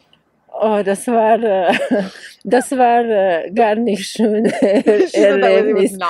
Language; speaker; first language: German; non-native, fluent; Hungarian